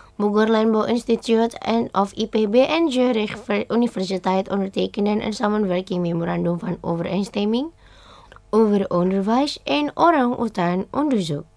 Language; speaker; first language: Dutch; non-native, fluent; Indonesian